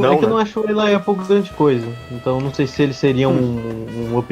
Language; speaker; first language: Portuguese; native; Portuguese